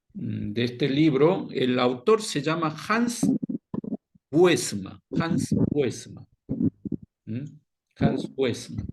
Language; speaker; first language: Spanish; non-native, fluent; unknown